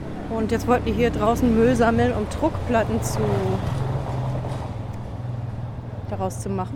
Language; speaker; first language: German; native; German